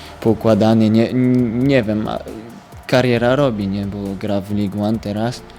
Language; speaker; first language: Polish; early bilingual, heritage; French